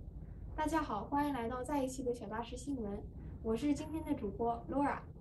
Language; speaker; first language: Chinese; early bilingual, heritage; Chinese